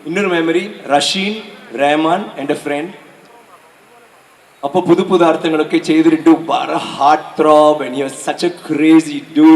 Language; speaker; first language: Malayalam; non-native, learner; Tamil